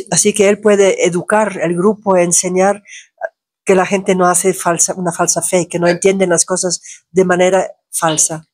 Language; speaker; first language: Spanish; non-native, fluent; Croatian